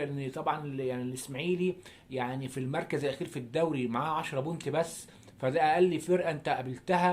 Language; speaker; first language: Arabic; native; Arabic